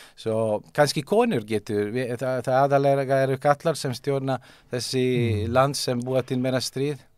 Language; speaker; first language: Icelandic; non-native, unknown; Italian